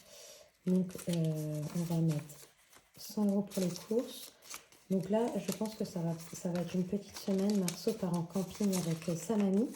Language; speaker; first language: French; native; French